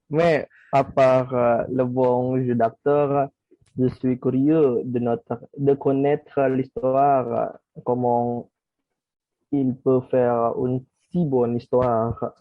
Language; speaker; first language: French; non-native, learner; Indonesian